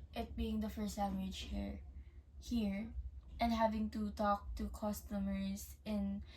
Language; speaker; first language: English; native; English